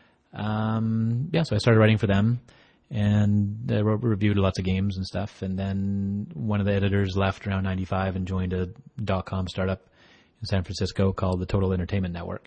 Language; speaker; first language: English; native; English